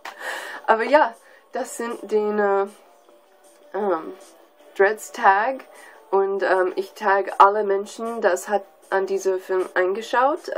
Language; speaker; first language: German; non-native, learner; English